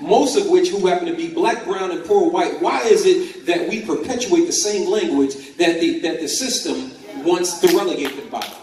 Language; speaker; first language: English; native; English